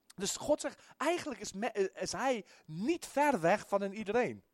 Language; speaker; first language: Dutch; non-native, fluent; Afrikaans